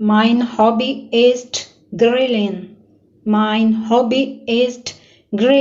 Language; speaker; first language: German; non-native, fluent; Urdu